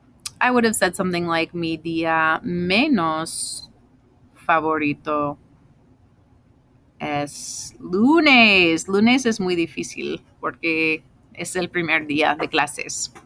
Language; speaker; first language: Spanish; non-native, fluent; English